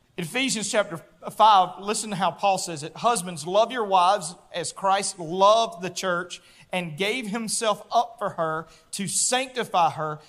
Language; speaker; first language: English; native; English